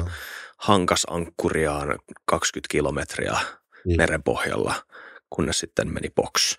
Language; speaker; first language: Finnish; native; Finnish